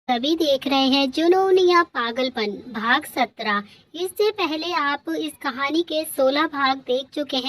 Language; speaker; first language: Hindi; native; Hindi